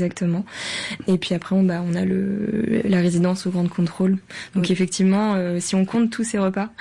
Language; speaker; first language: French; early bilingual, other home language; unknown